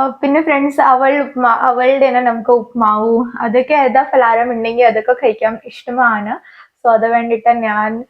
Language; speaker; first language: Malayalam; non-native, learner; Hindi